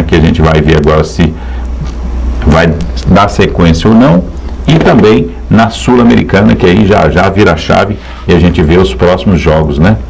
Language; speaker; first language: Portuguese; native; Portuguese